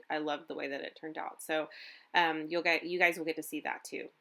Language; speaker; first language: English; native; English